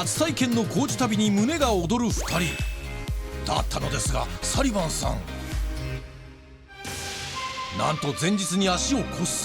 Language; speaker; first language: Japanese; native; Japanese